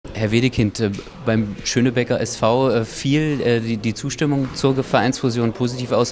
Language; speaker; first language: German; native; German